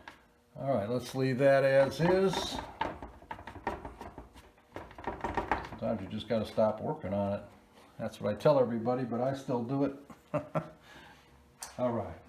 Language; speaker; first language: English; native; English